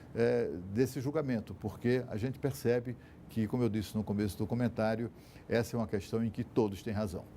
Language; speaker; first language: Portuguese; native; Portuguese